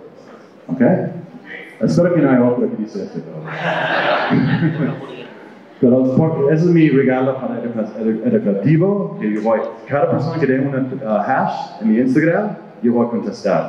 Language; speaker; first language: Spanish; non-native, fluent; English